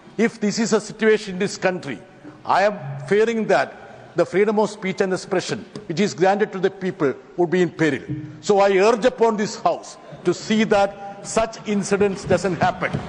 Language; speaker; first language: English; non-native, local second language; Malayalam